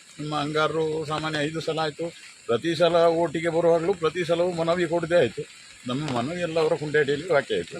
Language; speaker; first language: Kannada; native; Kannada